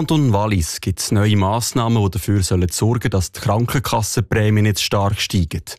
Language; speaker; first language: German; native; German